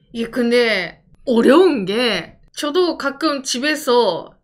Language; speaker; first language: Korean; non-native, fluent; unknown